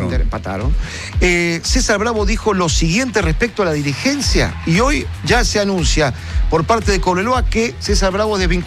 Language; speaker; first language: Spanish; native; Spanish